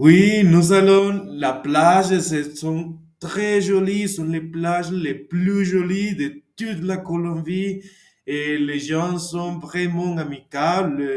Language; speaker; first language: French; non-native, learner; Spanish